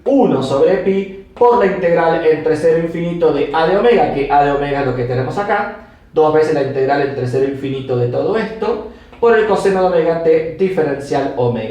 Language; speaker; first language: Spanish; native; Spanish